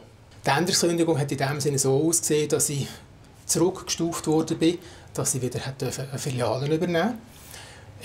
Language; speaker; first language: German; native; German